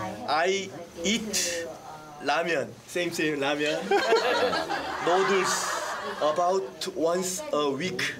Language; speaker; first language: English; non-native, learner; Korean